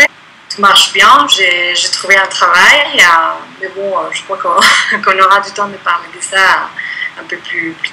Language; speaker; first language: French; non-native, fluent; Spanish